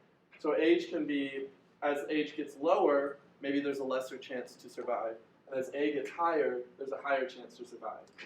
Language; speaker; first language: English; native; English